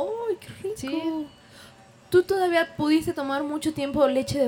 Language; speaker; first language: Spanish; native; Spanish